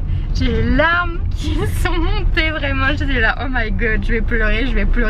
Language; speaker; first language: French; native; French